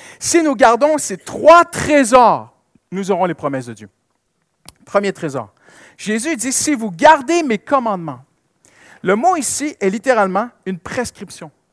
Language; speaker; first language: French; native; French